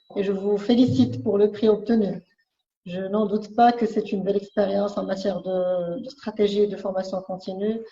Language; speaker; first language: French; non-native, local second language; Arabic